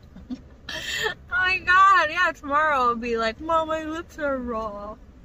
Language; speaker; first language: English; early bilingual, other home language; Spanish